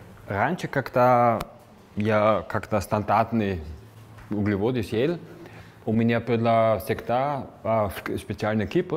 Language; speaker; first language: Russian; non-native, fluent; German